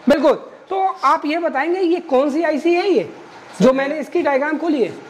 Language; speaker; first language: Hindi; native; Hindi